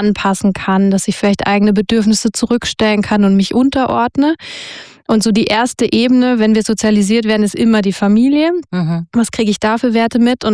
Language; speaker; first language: German; native; German